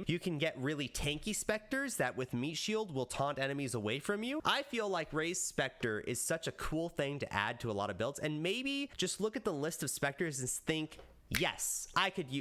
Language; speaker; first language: English; native; English